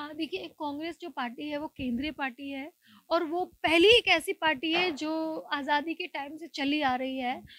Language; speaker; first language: Hindi; native; Hindi